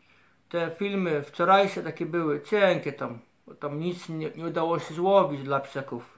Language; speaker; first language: Polish; native; Polish